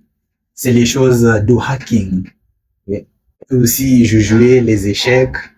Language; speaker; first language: French; non-native, learner; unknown